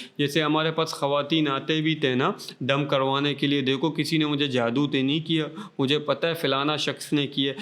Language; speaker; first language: Urdu; non-native, local second language; Baluchi